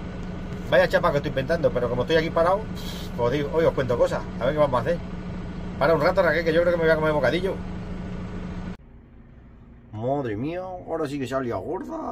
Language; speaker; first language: Spanish; native; Spanish